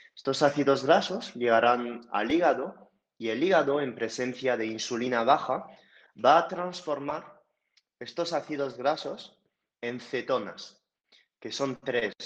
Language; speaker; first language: Spanish; non-native, fluent; French